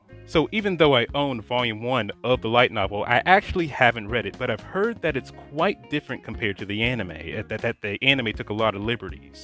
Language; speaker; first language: English; native; English